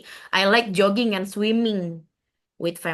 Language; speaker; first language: English; non-native, fluent; Indonesian